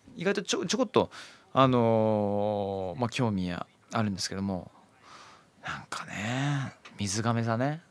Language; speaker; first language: Japanese; native; Japanese